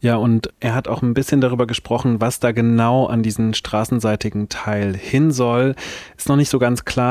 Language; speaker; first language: German; native; German